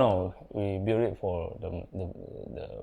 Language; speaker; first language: English; non-native, learner; Indonesian